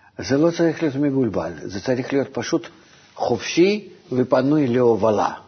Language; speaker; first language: Hebrew; non-native, fluent; Russian